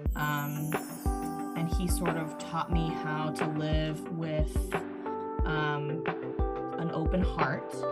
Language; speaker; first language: English; native; English